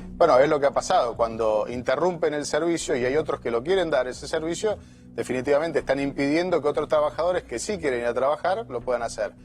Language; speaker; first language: Spanish; native; Spanish